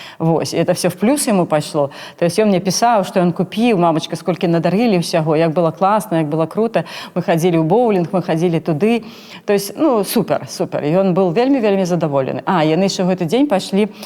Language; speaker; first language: Belarusian; non-native, local second language; Russian